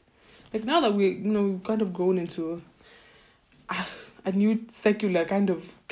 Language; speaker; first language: English; non-native, local second language; Swahili